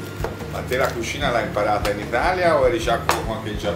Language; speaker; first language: Italian; native; Italian